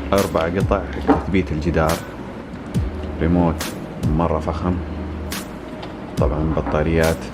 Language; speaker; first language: Arabic; native; Arabic